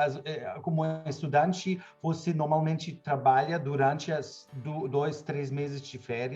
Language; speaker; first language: Portuguese; non-native, fluent; German